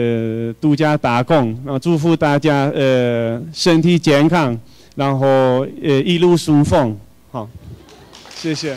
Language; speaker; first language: Chinese; non-native, fluent; Hungarian